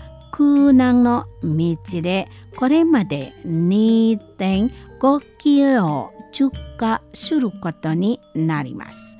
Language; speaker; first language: Japanese; non-native, learner; Indonesian